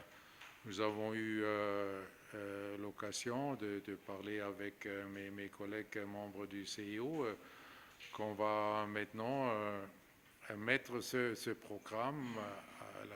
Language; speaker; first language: French; non-native, fluent; German